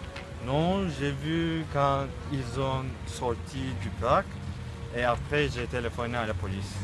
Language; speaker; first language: French; non-native, learner; Turkish